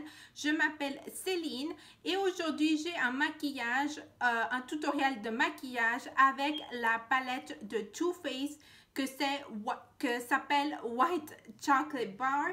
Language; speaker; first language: French; non-native, fluent; Spanish